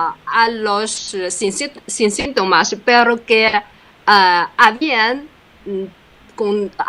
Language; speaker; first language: Spanish; non-native, fluent; Chinese